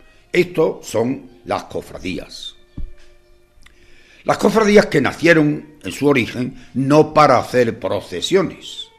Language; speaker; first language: Spanish; native; Spanish